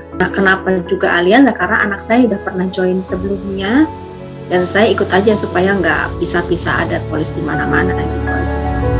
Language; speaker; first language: Indonesian; native; Indonesian